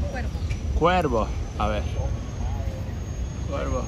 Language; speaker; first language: Spanish; non-native, learner; Turkish